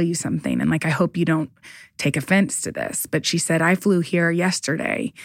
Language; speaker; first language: English; native; English